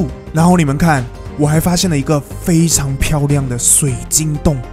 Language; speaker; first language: Chinese; native; Chinese